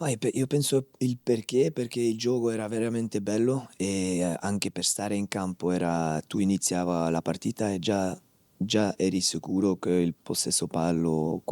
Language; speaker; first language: Italian; non-native, fluent; Dutch